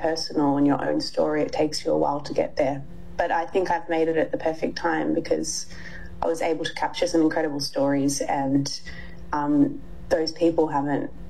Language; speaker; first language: English; native; English